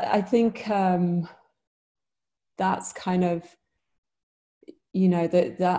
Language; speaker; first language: English; native; English